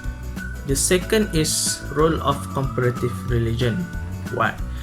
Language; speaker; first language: English; non-native, learner; Malay